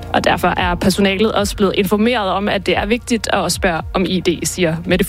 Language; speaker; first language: Danish; native; Danish